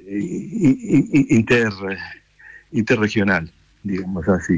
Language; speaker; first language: Spanish; native; Spanish